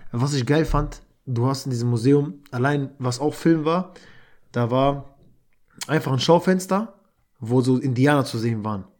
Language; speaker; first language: German; early bilingual, other home language; Albanian